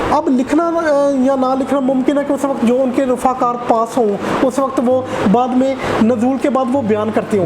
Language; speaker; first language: Urdu; non-native, local second language; Punjabi